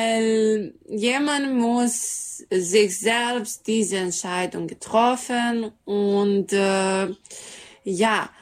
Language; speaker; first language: German; non-native, learner; Serbian